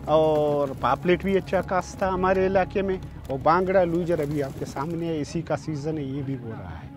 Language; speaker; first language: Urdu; non-native, local second language; Baluchi